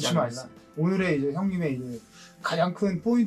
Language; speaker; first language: Korean; native; Korean